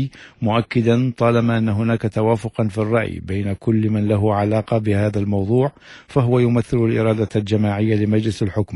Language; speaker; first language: Arabic; native; Arabic